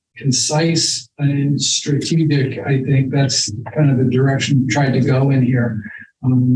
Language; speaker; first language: English; native; English